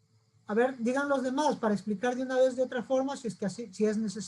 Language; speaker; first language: Spanish; native; Spanish